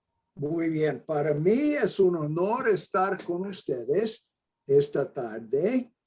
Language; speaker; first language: Spanish; non-native, fluent; English